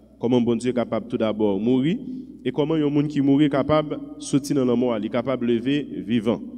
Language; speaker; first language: French; non-native, local second language; Haitian Creole